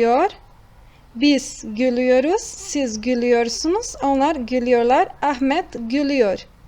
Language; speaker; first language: Turkish; non-native, fluent; Portuguese